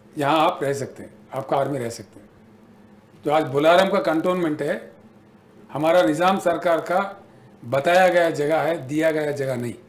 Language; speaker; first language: Hindi; native; Hindi